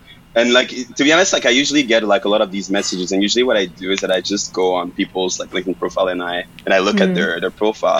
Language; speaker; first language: English; non-native, fluent; French